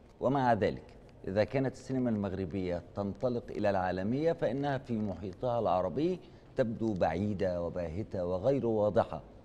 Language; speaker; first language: Arabic; native; Arabic